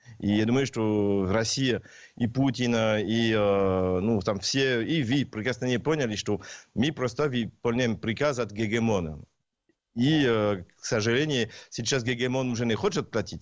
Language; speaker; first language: Russian; non-native, learner; French